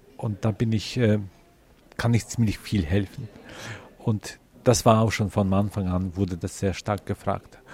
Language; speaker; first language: German; non-native, fluent; Ukrainian